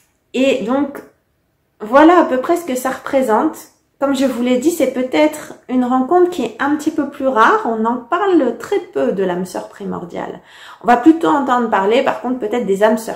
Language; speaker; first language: French; native; French